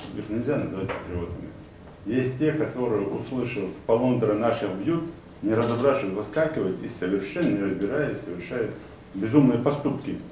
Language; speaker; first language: Russian; non-native, local second language; Ingush